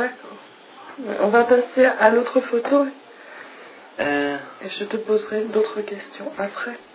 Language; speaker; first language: French; non-native, fluent; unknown